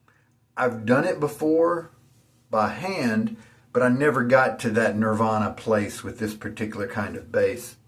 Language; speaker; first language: English; native; English